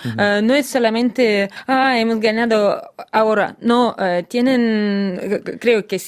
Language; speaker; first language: Spanish; non-native, learner; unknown